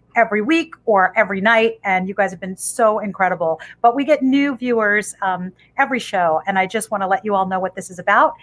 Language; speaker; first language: English; native; English